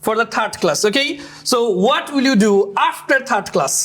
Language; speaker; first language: English; non-native, fluent; Bangla